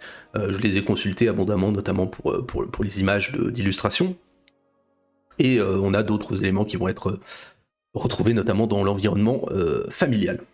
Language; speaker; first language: French; native; French